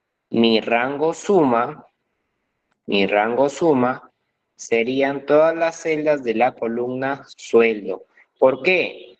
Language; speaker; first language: Spanish; native; Spanish